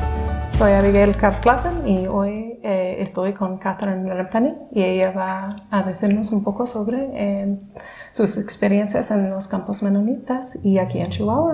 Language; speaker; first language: Spanish; non-native, fluent; English